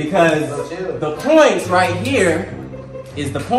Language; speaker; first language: English; native; English